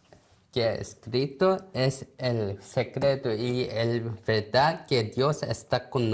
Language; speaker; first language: Spanish; non-native, learner; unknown